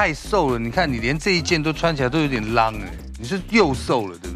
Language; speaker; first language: Chinese; native; Chinese